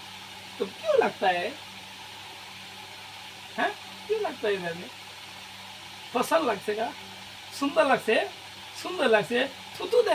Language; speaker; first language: Hindi; non-native, learner; Bangla